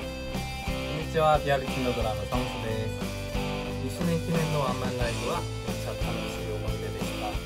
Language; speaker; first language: Japanese; non-native, fluent; Korean